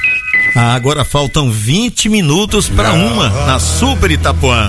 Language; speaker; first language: Portuguese; native; Portuguese